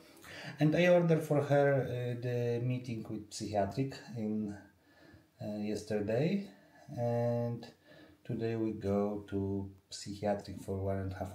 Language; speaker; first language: English; non-native, learner; Polish